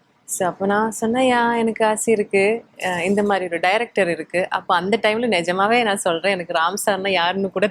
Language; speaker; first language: Tamil; non-native, learner; Malayalam